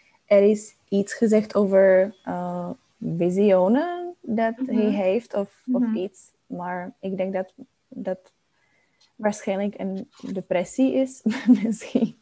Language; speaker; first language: Dutch; non-native, learner; Czech